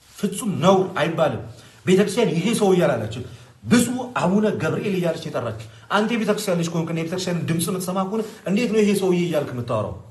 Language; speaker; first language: Amharic; non-native, local second language; Oromo